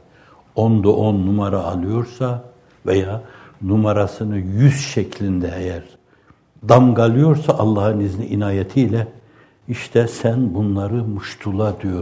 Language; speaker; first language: Turkish; native; Turkish